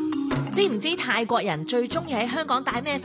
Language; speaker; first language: Cantonese; native; Cantonese